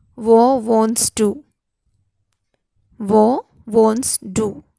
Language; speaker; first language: German; non-native, fluent; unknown